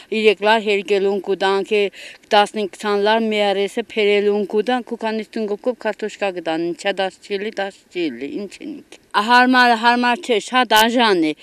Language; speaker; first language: Armenian; native; Armenian